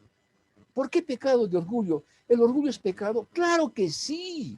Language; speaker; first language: Spanish; native; Spanish